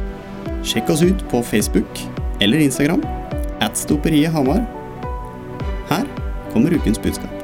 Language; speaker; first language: Norwegian; native; Norwegian